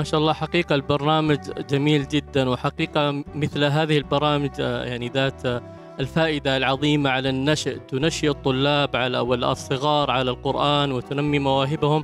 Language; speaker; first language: Arabic; native; Arabic